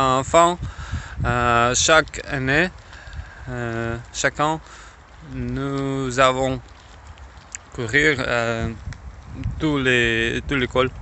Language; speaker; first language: French; non-native, learner; Russian